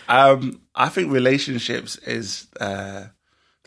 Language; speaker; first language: English; native; English